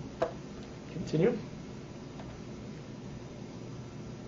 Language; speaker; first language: English; native; English